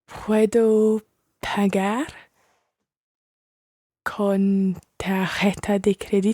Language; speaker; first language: Spanish; non-native, learner; English